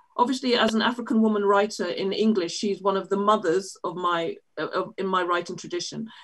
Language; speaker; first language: English; native; English